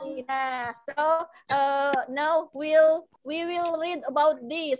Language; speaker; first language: English; non-native, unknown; Indonesian